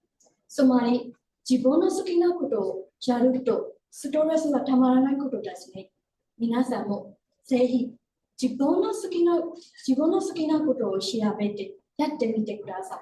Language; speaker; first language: Japanese; non-native, learner; Burmese